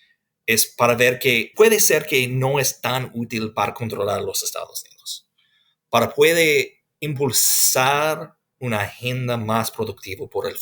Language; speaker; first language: Spanish; non-native, fluent; English